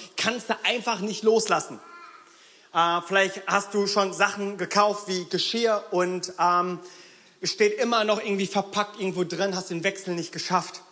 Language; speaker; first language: German; early bilingual, other home language; Korean